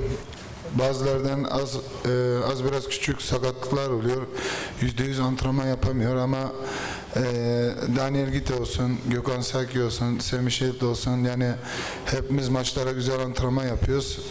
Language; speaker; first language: Turkish; early bilingual, heritage; Turkish